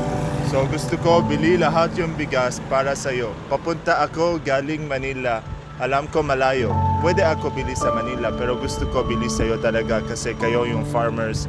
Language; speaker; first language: Filipino; non-native, learner; German